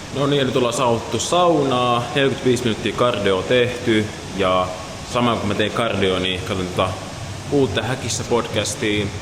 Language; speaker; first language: Finnish; early bilingual, other home language; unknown